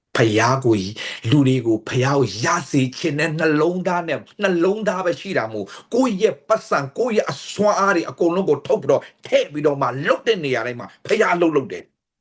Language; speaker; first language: Burmese; non-native, local second language; Tedim Chin